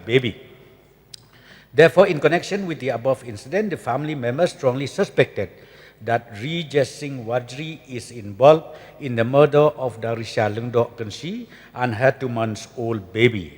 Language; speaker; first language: English; non-native, local second language; Khasi